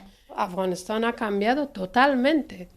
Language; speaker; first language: Spanish; non-native, fluent; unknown